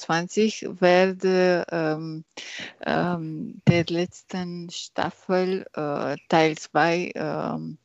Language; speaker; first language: German; non-native, learner; French